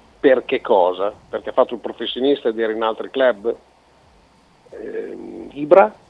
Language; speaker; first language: Italian; native; Italian